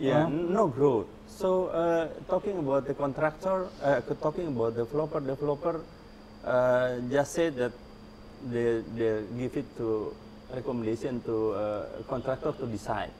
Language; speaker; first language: English; non-native, learner; Indonesian